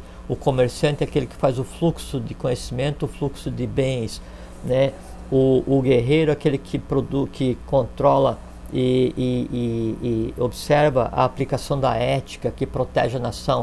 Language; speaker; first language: Portuguese; native; Portuguese